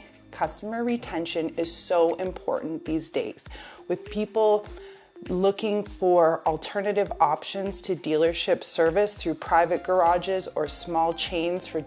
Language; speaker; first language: English; native; English